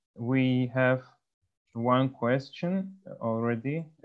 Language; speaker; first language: English; non-native, fluent; Turkish